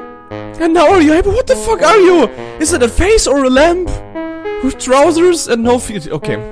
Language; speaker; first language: English; non-native, fluent; German